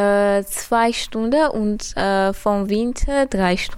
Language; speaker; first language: German; early bilingual, other home language; Armenian